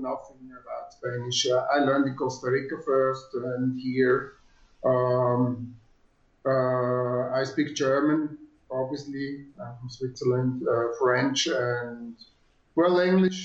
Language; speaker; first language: English; non-native, fluent; Swiss German